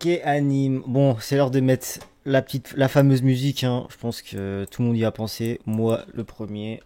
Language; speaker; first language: French; native; French